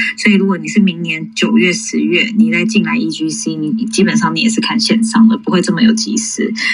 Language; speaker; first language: Chinese; early bilingual, heritage; English